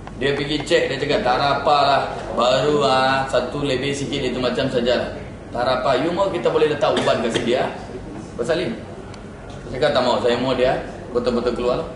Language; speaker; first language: Malay; non-native, local second language; Tamil